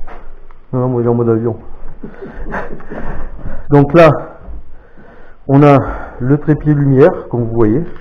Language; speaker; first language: French; native; French